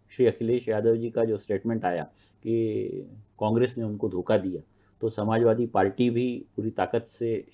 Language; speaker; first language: Hindi; native; Hindi